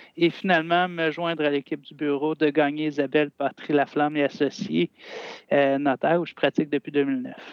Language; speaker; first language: French; native; French